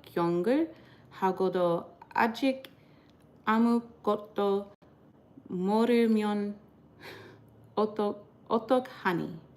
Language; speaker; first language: Korean; non-native, learner; English